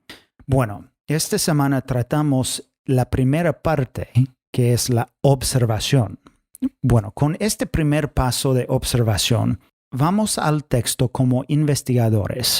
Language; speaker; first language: Spanish; non-native, fluent; English